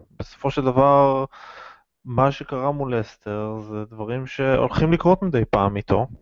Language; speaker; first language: Hebrew; native; Hebrew